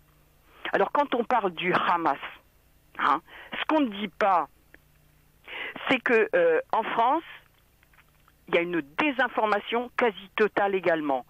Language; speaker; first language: French; native; French